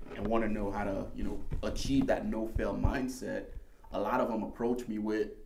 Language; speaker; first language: English; native; English